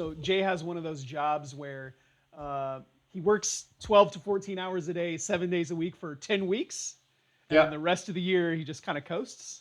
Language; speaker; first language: English; native; English